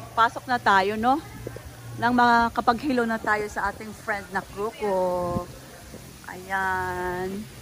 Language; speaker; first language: Filipino; non-native, local second language; Hiligaynon